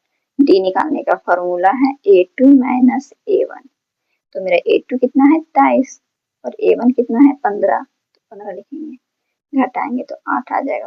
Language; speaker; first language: Hindi; native; Hindi